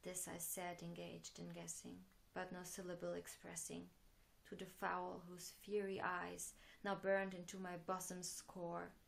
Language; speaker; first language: English; non-native, fluent; German